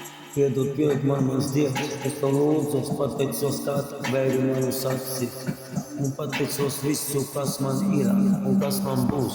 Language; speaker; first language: Latvian; non-native, local second language; Russian